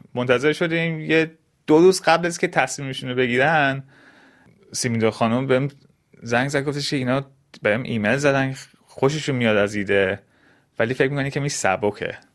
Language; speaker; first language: Persian; early bilingual, heritage; Persian